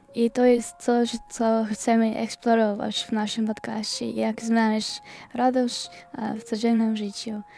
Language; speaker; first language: Polish; non-native, learner; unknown